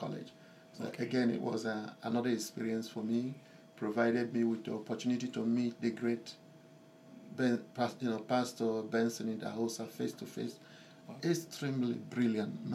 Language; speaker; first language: English; non-native, local second language; Igbo